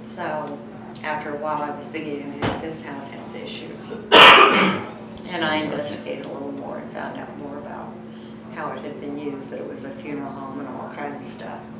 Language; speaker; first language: English; native; English